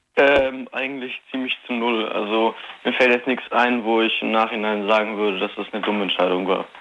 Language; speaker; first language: German; native; German